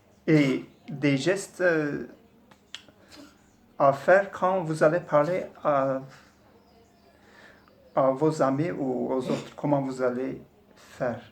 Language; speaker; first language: French; non-native, fluent; Turkish